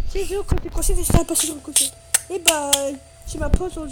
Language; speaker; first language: French; native; French